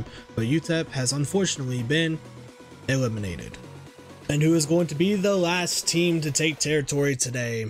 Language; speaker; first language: English; native; English